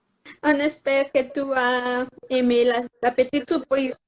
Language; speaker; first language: French; non-native, learner; Spanish